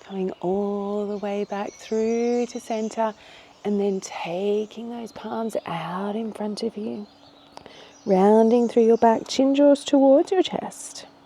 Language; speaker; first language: English; native; English